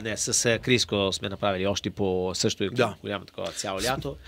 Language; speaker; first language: Bulgarian; non-native, learner; Italian